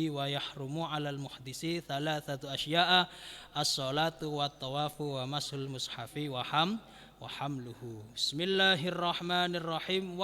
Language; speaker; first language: Arabic; non-native, fluent; Javanese